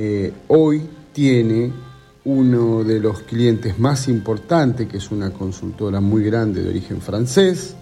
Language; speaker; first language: Spanish; native; Spanish